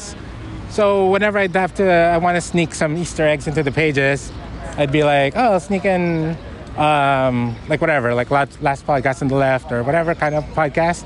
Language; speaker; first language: English; non-native, local second language; Filipino